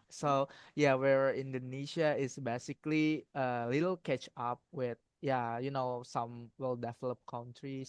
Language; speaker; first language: English; non-native, learner; Indonesian